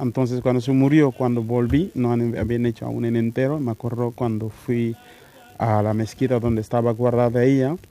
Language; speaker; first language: Spanish; non-native, fluent; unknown